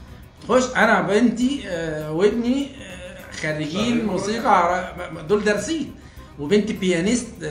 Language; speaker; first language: Arabic; native; Arabic